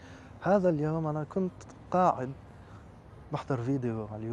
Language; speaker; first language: Arabic; non-native, learner; French